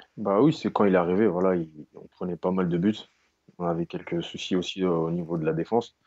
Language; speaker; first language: French; native; French